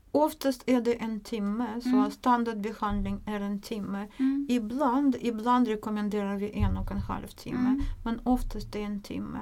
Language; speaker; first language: Swedish; non-native, fluent; Russian